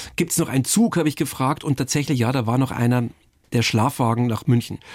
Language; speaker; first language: German; native; German